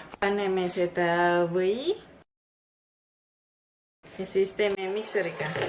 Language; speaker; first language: Estonian; non-native, learner; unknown